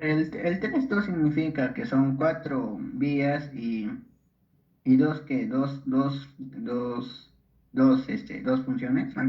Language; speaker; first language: Spanish; native; Spanish